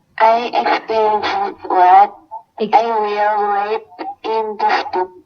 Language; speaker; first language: English; non-native, learner; Indonesian